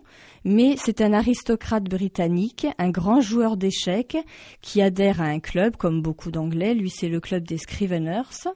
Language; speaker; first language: French; native; French